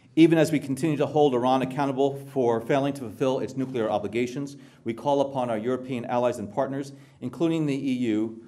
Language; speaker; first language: English; native; English